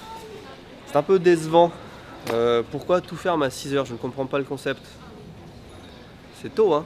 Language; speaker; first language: French; native; French